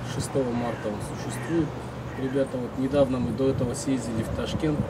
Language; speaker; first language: Russian; non-native, local second language; Kazakh